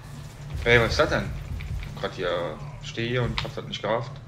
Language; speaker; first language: German; native; German